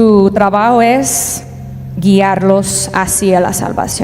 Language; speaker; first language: Spanish; native; Spanish